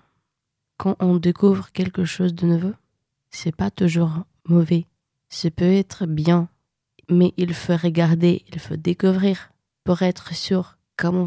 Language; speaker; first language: French; non-native, learner; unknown